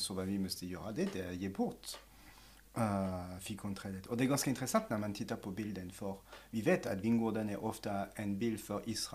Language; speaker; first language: Swedish; non-native, fluent; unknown